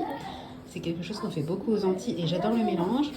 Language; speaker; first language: French; native; French